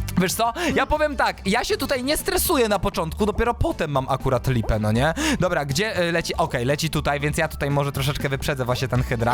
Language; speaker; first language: Polish; native; Polish